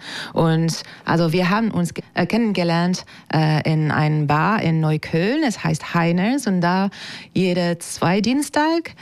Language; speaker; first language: German; non-native, fluent; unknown